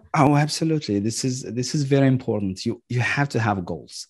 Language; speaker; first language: English; non-native, fluent; Arabic